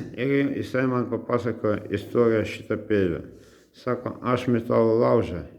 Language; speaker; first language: Lithuanian; non-native, local second language; Russian